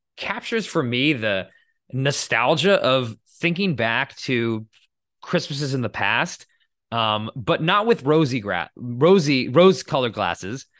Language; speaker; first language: English; native; English